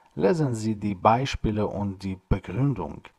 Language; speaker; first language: German; non-native, fluent; Persian